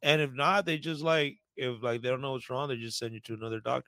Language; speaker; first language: English; early bilingual, other home language; Spanish